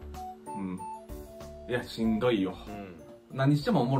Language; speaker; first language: Japanese; native; Japanese